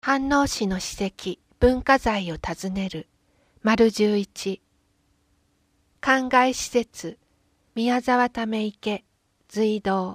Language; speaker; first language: Japanese; native; Japanese